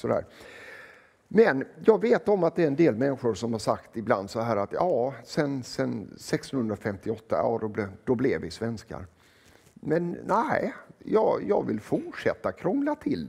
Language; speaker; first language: Swedish; native; Swedish